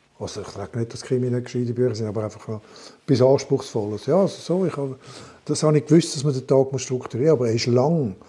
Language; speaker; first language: German; non-native, local second language; French